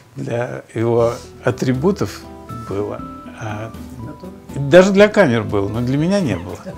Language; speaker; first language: Russian; native; Russian